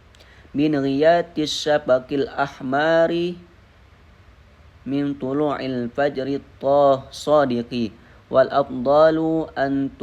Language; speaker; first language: Arabic; non-native, learner; Indonesian